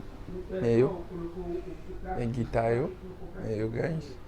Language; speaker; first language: French; non-native, learner; Haitian Creole